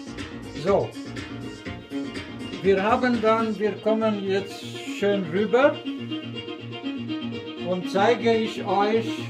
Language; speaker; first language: German; non-native, fluent; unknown